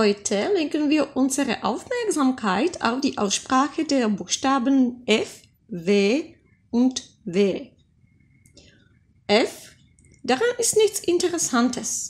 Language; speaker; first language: German; non-native, fluent; Czech